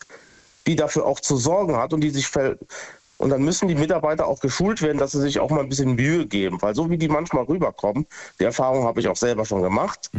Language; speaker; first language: German; native; German